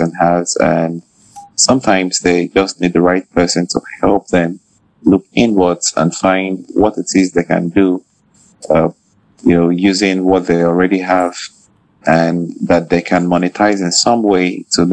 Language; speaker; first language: English; non-native, local second language; Igbo